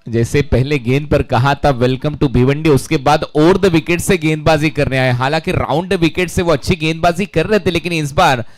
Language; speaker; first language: Hindi; non-native, local second language; Marathi